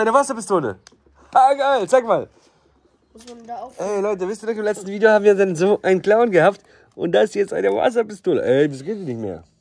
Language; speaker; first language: German; non-native, fluent; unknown